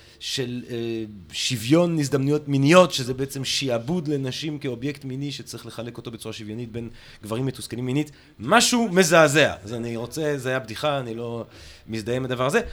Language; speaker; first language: Hebrew; non-native, fluent; English